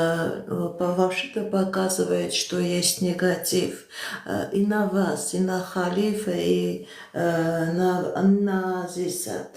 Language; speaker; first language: Russian; non-native, fluent; Armenian